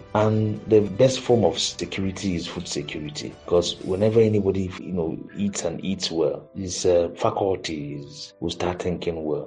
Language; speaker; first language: English; non-native, local second language; Igbo